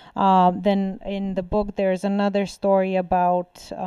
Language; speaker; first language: English; non-native, fluent; Bulgarian